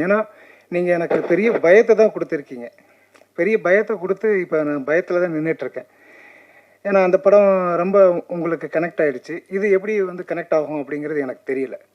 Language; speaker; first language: Tamil; native; Tamil